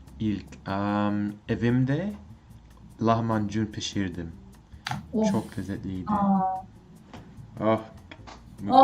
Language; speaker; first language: Turkish; non-native, learner; English